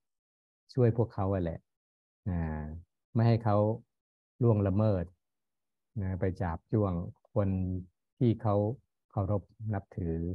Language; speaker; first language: Thai; native; Thai